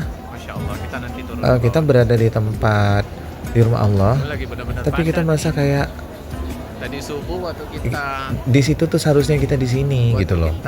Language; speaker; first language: Indonesian; native; Indonesian